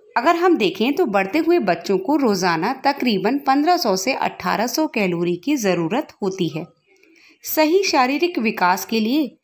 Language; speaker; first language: Hindi; native; Hindi